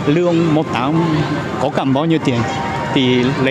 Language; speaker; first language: Vietnamese; non-native, fluent; Japanese